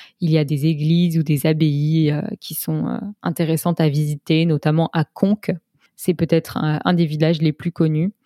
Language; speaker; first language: French; native; French